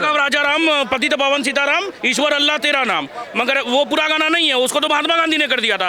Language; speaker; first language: Hindi; native; Hindi